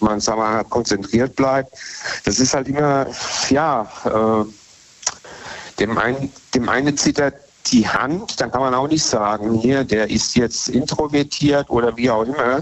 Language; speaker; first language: German; native; German